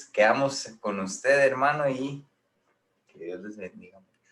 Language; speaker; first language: Spanish; native; Spanish